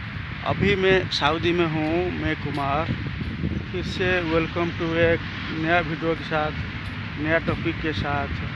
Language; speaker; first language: Hindi; non-native, local second language; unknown